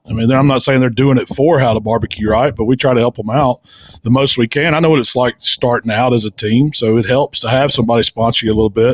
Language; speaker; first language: English; native; English